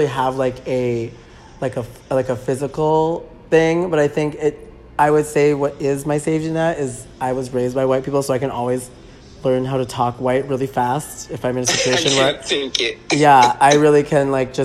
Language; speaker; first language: English; native; English